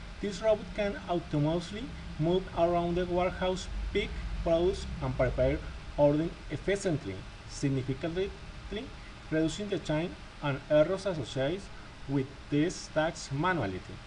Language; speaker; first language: English; non-native, learner; Spanish